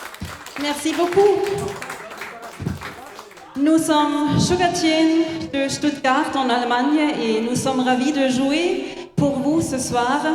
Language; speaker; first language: French; non-native, fluent; German